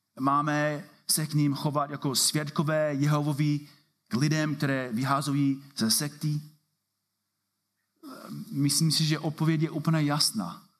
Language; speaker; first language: Czech; non-native, fluent; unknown